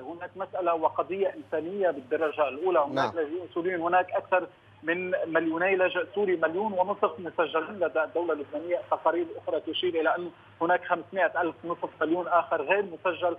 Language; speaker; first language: Arabic; native; Arabic